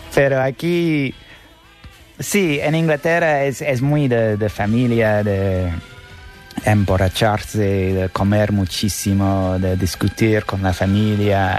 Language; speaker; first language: Spanish; non-native, fluent; English